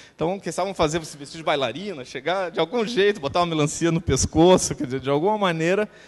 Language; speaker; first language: Portuguese; native; Portuguese